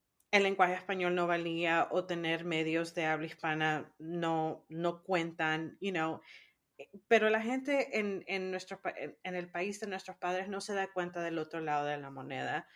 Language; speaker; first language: Spanish; early bilingual, heritage; Spanish